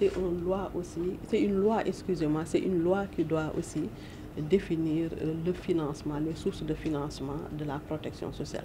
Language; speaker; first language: French; non-native, local second language; Wolof